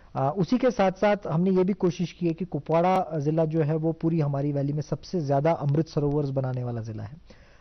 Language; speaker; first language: Hindi; non-native, local second language; Marathi